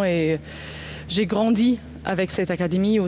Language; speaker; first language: French; non-native, fluent; Arabic